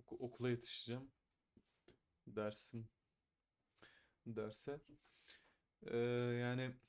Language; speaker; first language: Turkish; native; Turkish